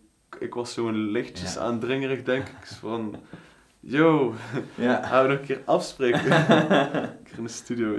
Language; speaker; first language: Dutch; native; Dutch